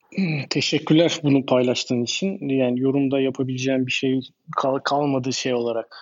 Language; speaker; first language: Turkish; native; Turkish